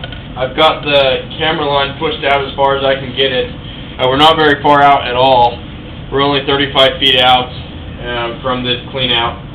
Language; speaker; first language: English; native; English